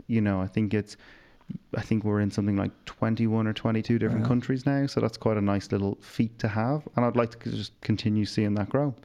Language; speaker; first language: English; native; English